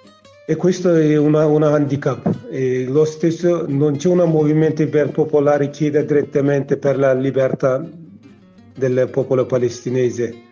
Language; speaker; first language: Italian; non-native, learner; Kurdish